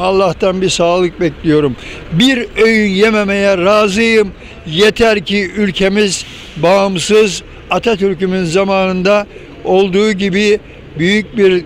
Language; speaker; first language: Turkish; native; Turkish